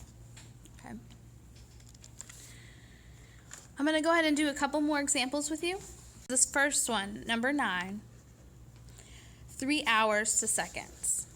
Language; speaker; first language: English; native; English